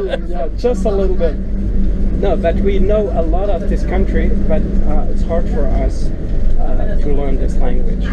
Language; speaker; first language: English; non-native, fluent; German